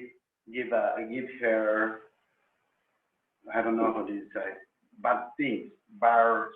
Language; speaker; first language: English; non-native, learner; Spanish